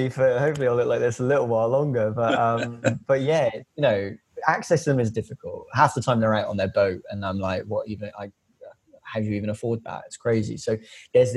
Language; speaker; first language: English; native; English